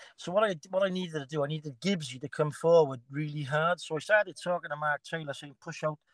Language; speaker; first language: English; native; English